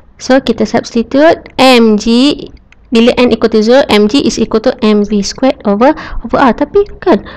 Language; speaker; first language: English; non-native, local second language; Malay